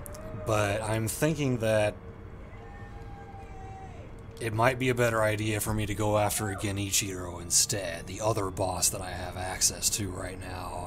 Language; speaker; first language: English; native; English